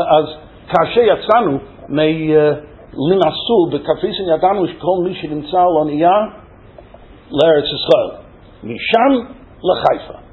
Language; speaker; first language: Hebrew; non-native, fluent; English